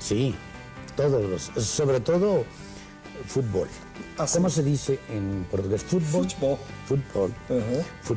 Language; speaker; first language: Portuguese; non-native, learner; Spanish